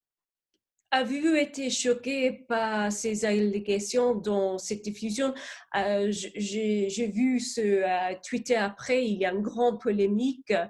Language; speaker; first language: French; non-native, fluent; English